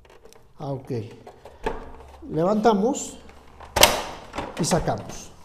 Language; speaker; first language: Spanish; native; Spanish